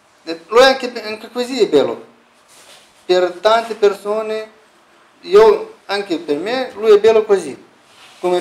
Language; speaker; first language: Italian; non-native, learner; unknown